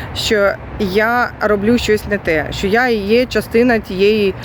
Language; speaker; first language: Ukrainian; non-native, local second language; Russian